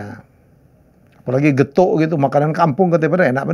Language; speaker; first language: Indonesian; native; Indonesian